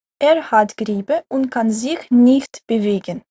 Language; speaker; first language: German; non-native, fluent; Ukrainian